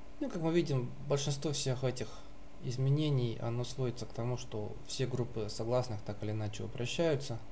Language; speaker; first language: Russian; native; Russian